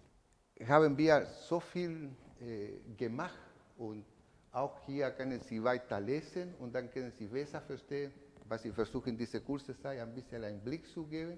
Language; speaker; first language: German; non-native, learner; Spanish